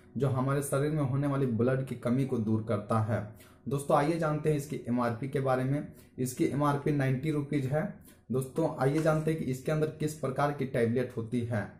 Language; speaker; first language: Hindi; native; Hindi